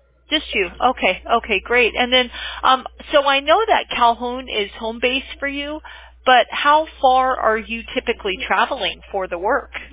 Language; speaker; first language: English; native; English